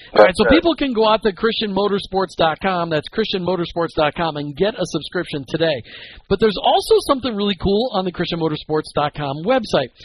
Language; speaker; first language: English; native; English